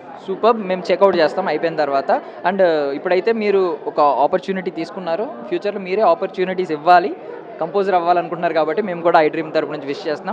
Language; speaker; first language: Telugu; native; Telugu